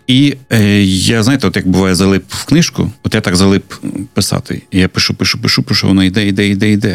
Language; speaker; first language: Ukrainian; non-native, local second language; Russian